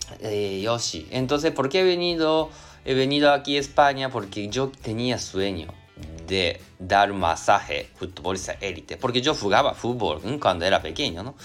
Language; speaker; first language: Spanish; non-native, learner; Japanese